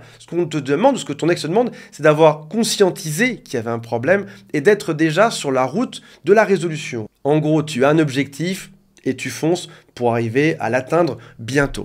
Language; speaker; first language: French; native; French